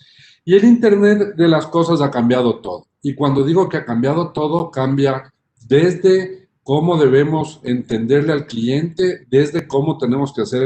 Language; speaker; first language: Spanish; native; Spanish